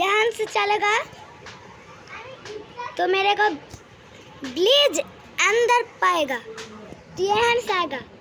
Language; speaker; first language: Hindi; non-native, learner; Bangla